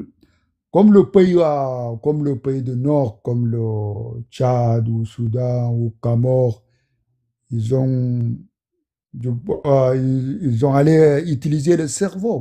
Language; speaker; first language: French; non-native, learner; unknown